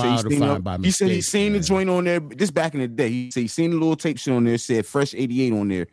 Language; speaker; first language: English; native; English